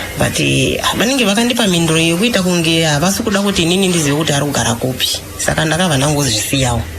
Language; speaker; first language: Shona; non-native, fluent; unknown